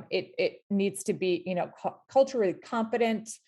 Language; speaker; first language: English; native; English